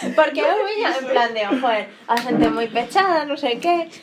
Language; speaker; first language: Galician; non-native, local second language; Spanish